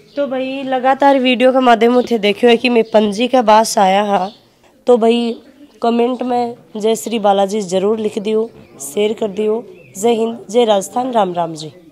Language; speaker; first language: Hindi; native; Hindi